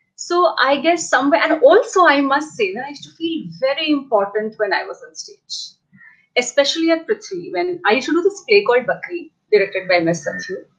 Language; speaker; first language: English; non-native, local second language; Hindi